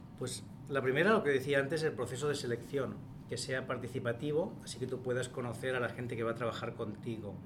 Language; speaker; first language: Spanish; native; Spanish